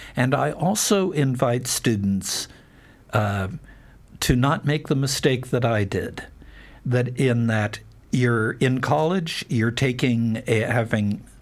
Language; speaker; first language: English; native; English